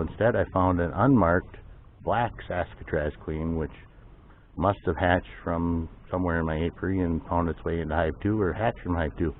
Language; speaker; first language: English; native; English